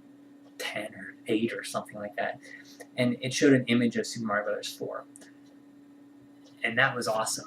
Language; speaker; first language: English; native; English